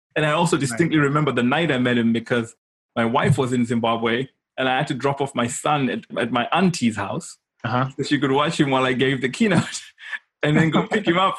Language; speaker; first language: English; non-native, local second language; Shona